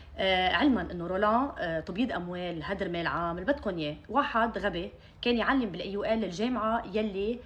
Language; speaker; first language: Arabic; native; Arabic